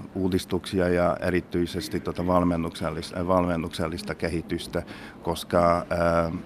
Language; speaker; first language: Finnish; non-native, fluent; Hungarian